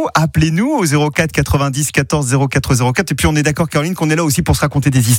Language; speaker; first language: French; native; French